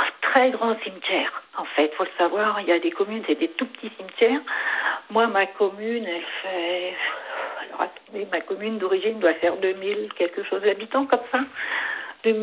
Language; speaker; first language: French; native; French